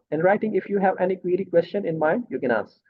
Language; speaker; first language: English; non-native, fluent; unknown